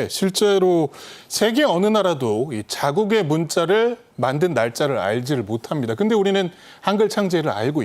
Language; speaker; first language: Korean; native; Korean